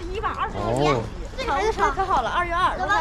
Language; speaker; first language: Chinese; native; Chinese